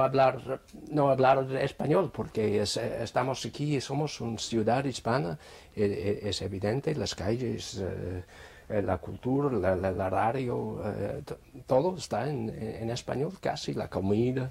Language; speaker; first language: Spanish; non-native, fluent; English